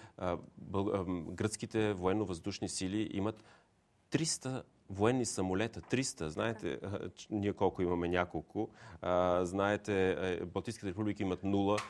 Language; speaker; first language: Bulgarian; native; Bulgarian